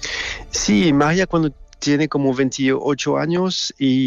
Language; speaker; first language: Spanish; non-native, learner; French